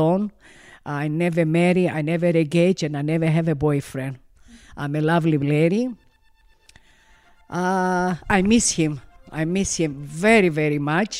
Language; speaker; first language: English; non-native, learner; Greek